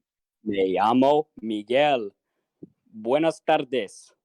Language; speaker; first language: Spanish; non-native, learner; English